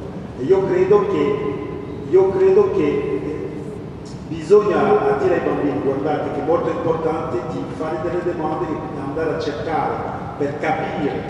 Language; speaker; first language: Italian; early bilingual, other home language; French